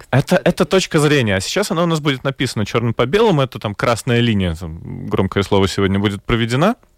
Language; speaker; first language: Russian; non-native, local second language; Latvian